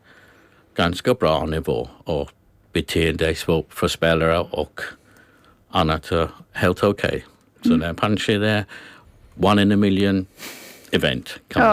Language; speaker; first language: Swedish; non-native, learner; English